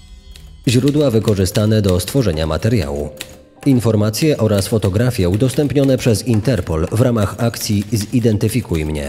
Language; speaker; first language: Polish; native; Polish